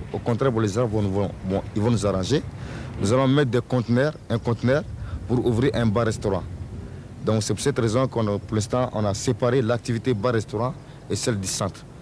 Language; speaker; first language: French; non-native, local second language; Soninke